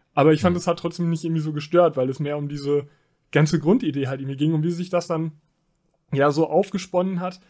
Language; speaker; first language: German; native; German